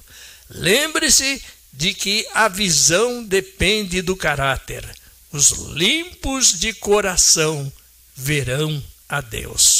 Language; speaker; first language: Portuguese; native; Portuguese